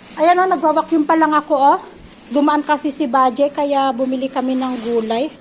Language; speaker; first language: Filipino; native; Filipino